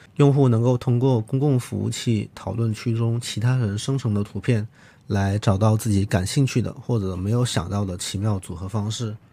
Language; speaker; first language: Chinese; non-native, local second language; Cantonese